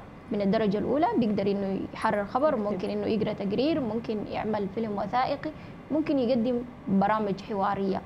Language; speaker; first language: Arabic; native; Arabic